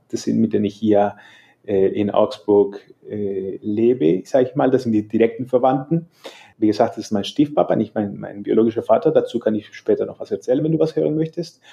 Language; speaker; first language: German; non-native, fluent; Spanish